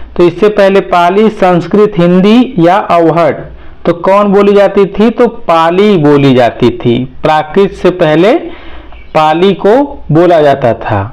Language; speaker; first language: Hindi; native; Hindi